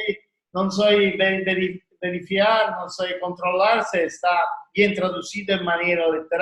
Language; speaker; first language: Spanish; non-native, learner; Italian